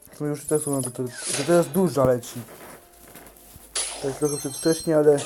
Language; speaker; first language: Polish; native; Polish